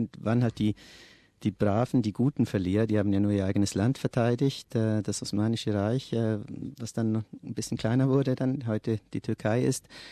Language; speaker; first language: German; native; German